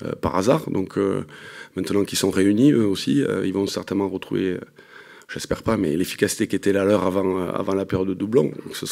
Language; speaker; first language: French; native; French